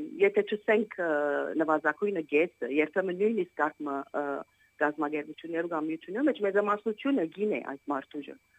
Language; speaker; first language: Armenian; native; Armenian